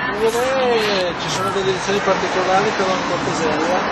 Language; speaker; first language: Italian; native; Italian